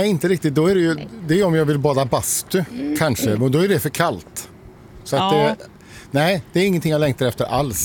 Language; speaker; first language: Swedish; native; Swedish